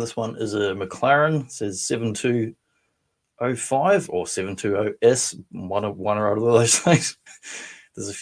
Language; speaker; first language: English; native; English